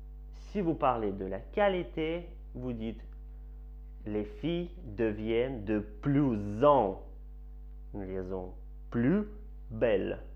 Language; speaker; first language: French; non-native, fluent; Russian